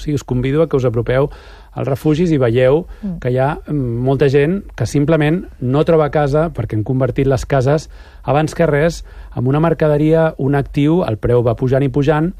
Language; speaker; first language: Catalan; native; Catalan